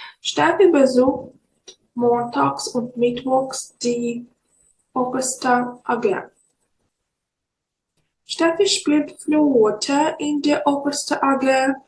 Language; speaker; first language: German; non-native, fluent; Ukrainian